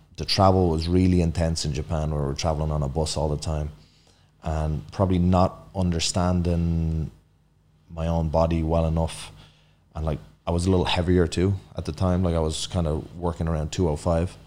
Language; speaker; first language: English; native; English